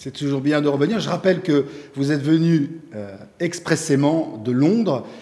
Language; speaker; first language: French; native; French